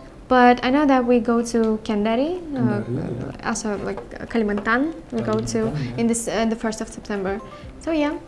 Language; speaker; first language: English; non-native, learner; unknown